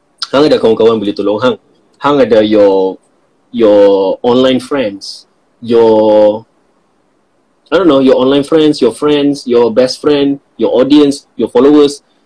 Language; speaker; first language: English; non-native, local second language; Malay